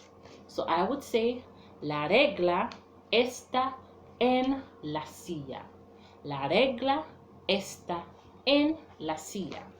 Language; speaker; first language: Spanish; non-native, fluent; English